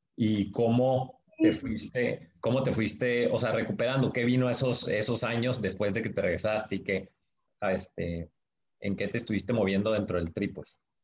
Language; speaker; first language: Spanish; native; Spanish